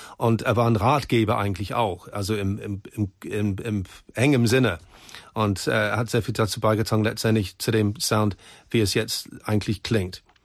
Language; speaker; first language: German; non-native, fluent; English